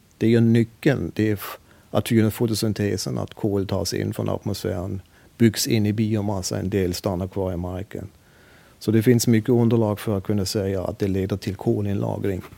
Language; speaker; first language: Swedish; non-native, fluent; German